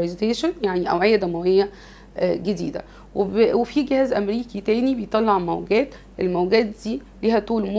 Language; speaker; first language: Arabic; native; Arabic